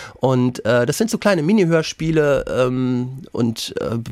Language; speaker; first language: German; native; German